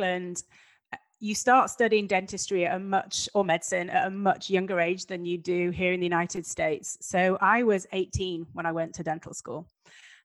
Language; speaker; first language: English; native; English